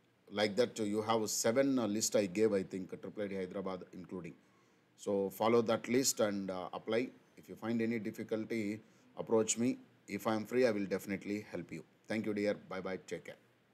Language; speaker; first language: English; non-native, local second language; Telugu